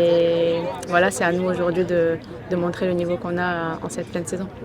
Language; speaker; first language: French; native; French